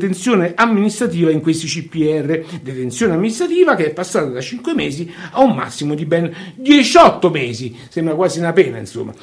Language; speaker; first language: Italian; native; Italian